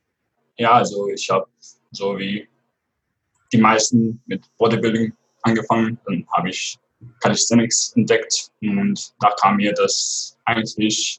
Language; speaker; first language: German; non-native, fluent; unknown